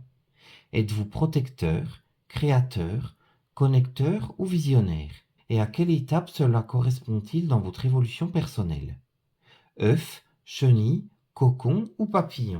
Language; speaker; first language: French; native; French